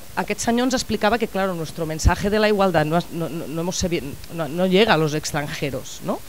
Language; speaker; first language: Spanish; non-native, local second language; Catalan